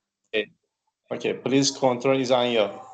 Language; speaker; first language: English; non-native, learner; Turkish